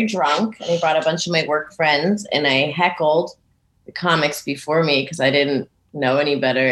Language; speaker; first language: English; native; English